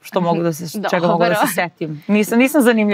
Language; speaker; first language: Serbian; native; Serbian